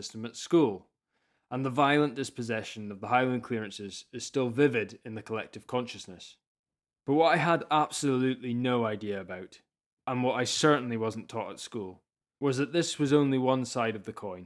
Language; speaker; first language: English; native; English